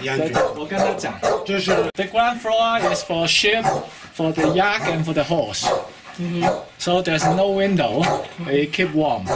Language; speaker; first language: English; non-native, fluent; Chinese